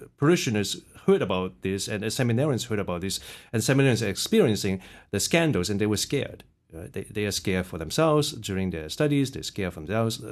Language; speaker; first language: English; early bilingual, other home language; Cantonese